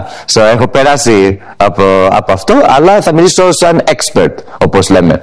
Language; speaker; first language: Greek; early bilingual, heritage; English